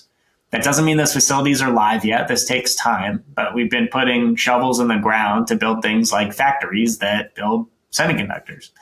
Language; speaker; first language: English; native; English